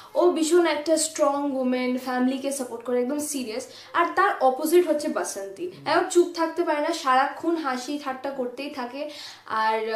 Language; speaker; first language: Bangla; non-native, local second language; Punjabi